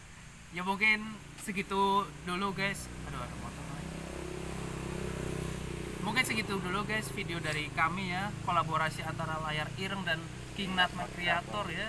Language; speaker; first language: Indonesian; non-native, local second language; Javanese